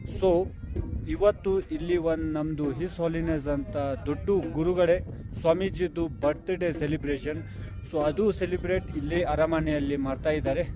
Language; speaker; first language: Kannada; non-native, fluent; Ladakhi